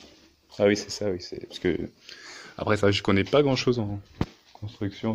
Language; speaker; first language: French; native; French